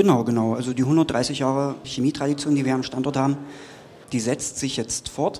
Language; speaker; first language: German; native; German